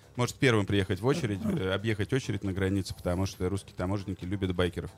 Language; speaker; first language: Russian; native; Russian